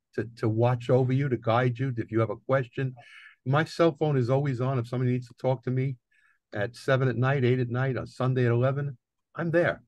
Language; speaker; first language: English; native; English